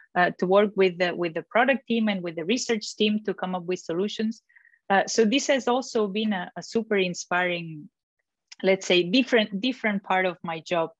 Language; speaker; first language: English; non-native, fluent; Catalan